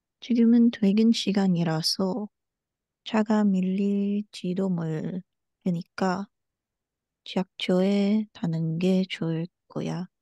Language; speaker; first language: Korean; non-native, learner; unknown